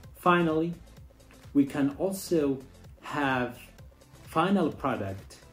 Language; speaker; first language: English; non-native, learner; Arabic